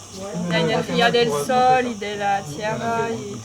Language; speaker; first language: Spanish; non-native, fluent; French